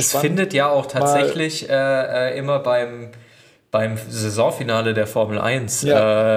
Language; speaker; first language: German; native; German